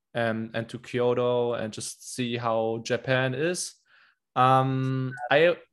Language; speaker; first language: English; non-native, fluent; German